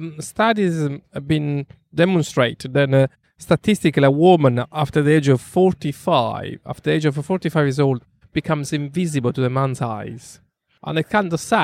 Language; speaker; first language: English; non-native, fluent; Italian